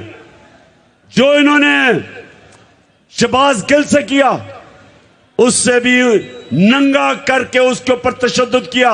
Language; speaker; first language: Urdu; native; Urdu